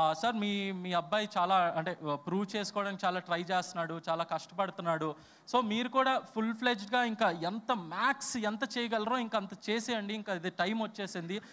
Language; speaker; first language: Telugu; native; Telugu